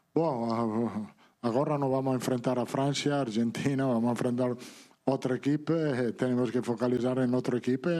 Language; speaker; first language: Portuguese; non-native, fluent; Italian